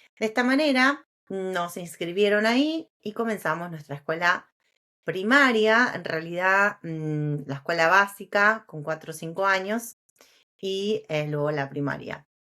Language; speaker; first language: Spanish; native; Spanish